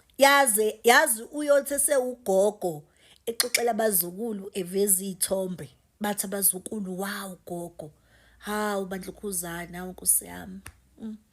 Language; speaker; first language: Zulu; native; Zulu